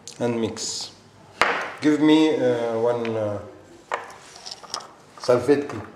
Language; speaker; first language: English; non-native, learner; Arabic